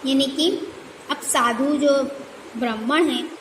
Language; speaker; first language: Hindi; non-native, local second language; Gujarati